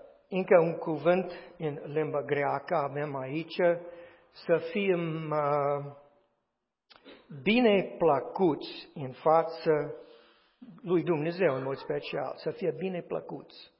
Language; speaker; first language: Romanian; non-native, fluent; English